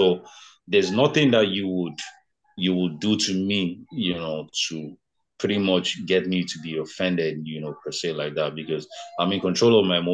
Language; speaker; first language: English; non-native, local second language; Yoruba